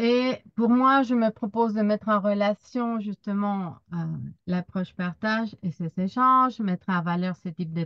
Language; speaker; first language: French; non-native, fluent; Spanish